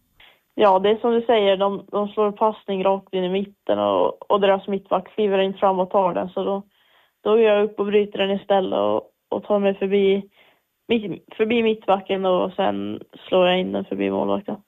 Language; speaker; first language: Swedish; native; Swedish